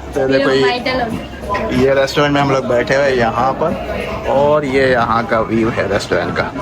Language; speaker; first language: Hindi; native; Hindi